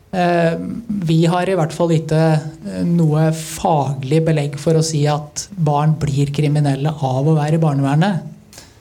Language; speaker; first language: Norwegian; native; Norwegian